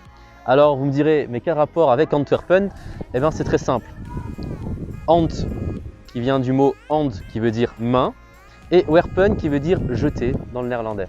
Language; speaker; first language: French; native; French